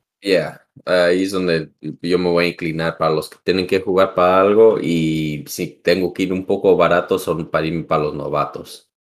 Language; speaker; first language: Spanish; early bilingual, heritage; Spanish